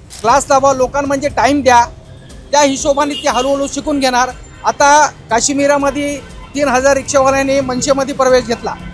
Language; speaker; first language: Marathi; non-native, local second language; Hindi